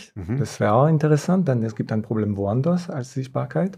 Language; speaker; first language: German; non-native, fluent; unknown